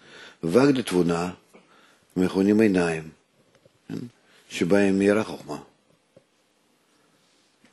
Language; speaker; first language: Hebrew; non-native, fluent; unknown